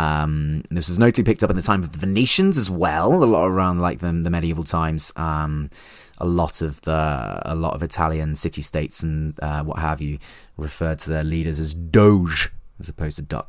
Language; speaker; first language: English; native; English